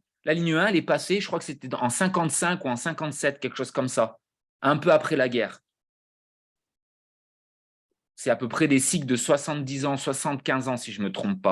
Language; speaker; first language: French; native; French